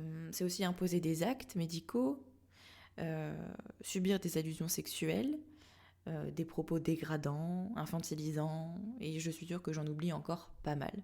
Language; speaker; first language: French; native; French